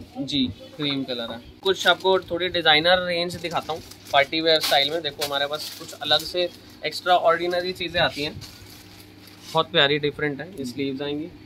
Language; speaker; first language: Hindi; native; Hindi